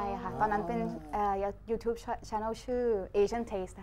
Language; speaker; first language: Thai; non-native, fluent; Portuguese